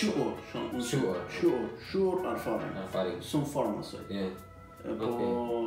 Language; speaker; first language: Norwegian; non-native, learner; Persian